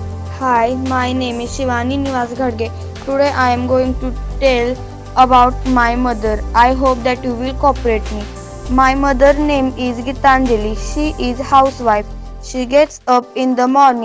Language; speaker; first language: English; non-native, learner; Marathi